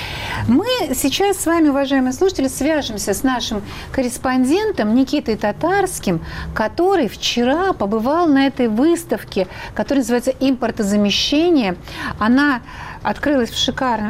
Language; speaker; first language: Russian; native; Russian